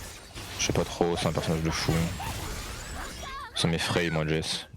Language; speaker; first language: French; native; French